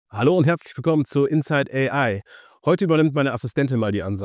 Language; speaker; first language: German; native; German